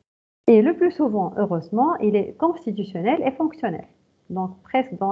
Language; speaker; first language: French; non-native, local second language; Arabic